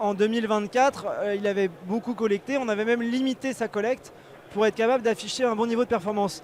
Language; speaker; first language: French; native; French